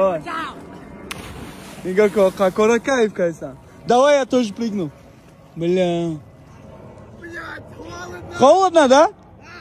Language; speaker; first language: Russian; non-native, local second language; Tajik